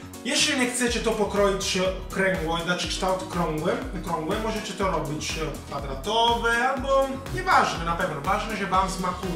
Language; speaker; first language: Polish; non-native, learner; Italian